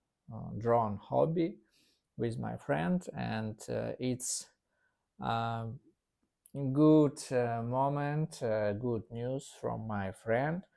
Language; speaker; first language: English; non-native, learner; Russian